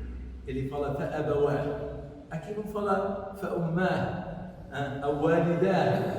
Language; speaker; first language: Portuguese; non-native, fluent; Arabic